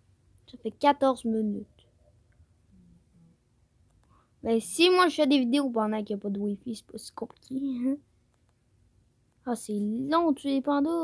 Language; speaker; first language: French; native; French